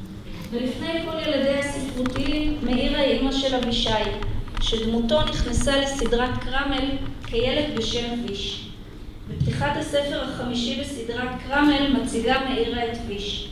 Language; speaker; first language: Hebrew; native; Hebrew